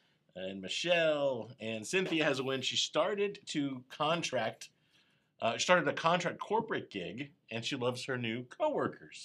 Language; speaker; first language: English; native; English